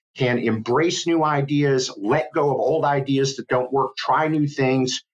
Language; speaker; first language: English; native; English